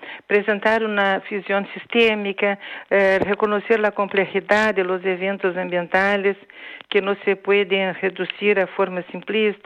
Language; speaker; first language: Spanish; non-native, fluent; Portuguese